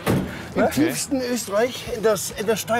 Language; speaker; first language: German; native; German